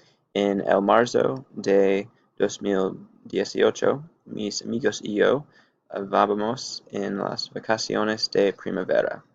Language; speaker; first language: Spanish; non-native, learner; English